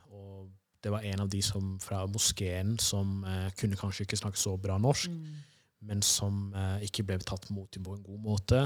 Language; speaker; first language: Norwegian; early bilingual, other home language; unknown